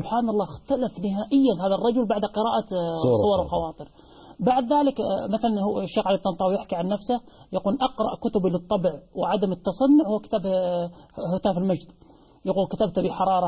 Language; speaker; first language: Arabic; native; Arabic